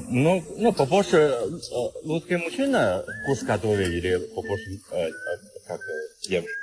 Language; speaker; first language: Russian; non-native, learner; Chinese